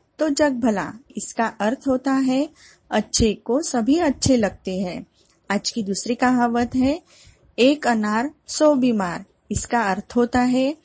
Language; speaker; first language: Hindi; non-native, local second language; Marathi